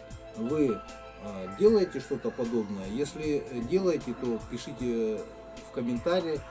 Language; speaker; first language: Russian; native; Russian